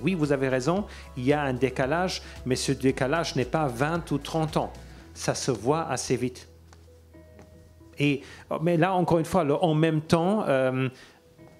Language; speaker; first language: French; non-native, fluent; German